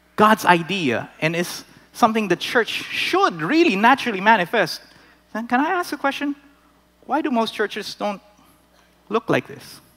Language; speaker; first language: English; non-native, local second language; Filipino